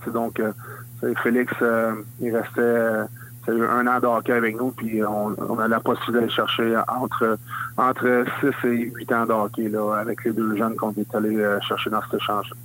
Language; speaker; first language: French; native; French